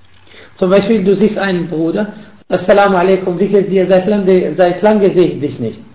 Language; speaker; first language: German; non-native, fluent; Arabic